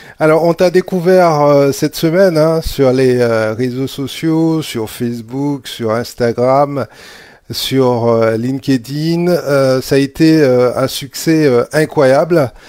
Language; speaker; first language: French; native; French